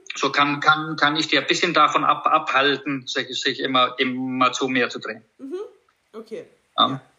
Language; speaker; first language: German; non-native, fluent; Icelandic